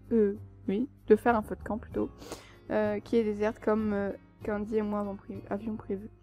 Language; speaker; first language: French; native; French